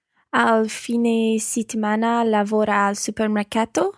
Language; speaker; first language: Italian; non-native, learner; English